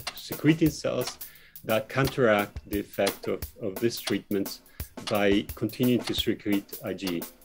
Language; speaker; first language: English; non-native, fluent; Albanian